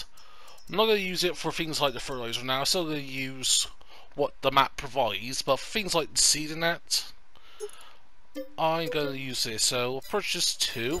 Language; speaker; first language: English; native; English